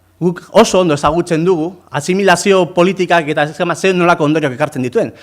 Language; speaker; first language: Basque; non-native, fluent; Spanish